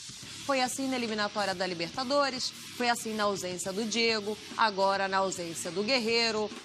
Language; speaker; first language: Portuguese; native; Portuguese